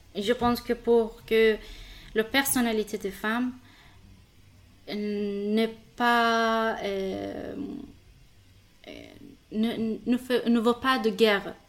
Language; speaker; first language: French; non-native, learner; Persian